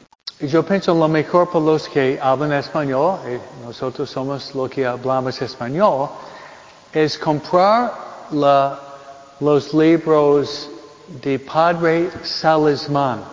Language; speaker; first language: Spanish; non-native, fluent; English